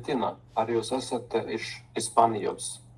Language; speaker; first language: Lithuanian; non-native, learner; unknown